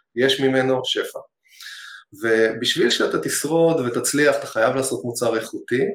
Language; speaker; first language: Hebrew; native; Hebrew